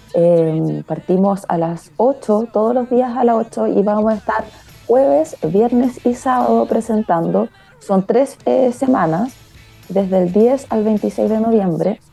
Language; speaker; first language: Spanish; native; Spanish